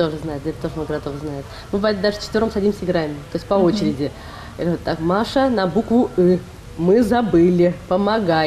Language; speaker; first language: Russian; native; Russian